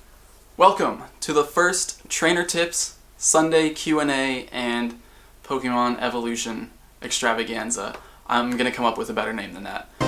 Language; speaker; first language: English; native; English